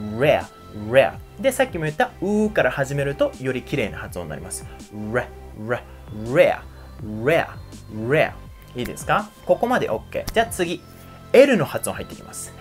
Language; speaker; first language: Japanese; native; Japanese